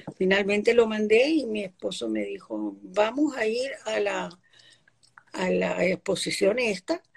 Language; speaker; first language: Spanish; early bilingual, other home language; Polish